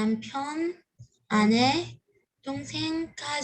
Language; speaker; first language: Korean; non-native, learner; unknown